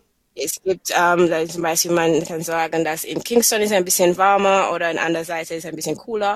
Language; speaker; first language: German; non-native, fluent; English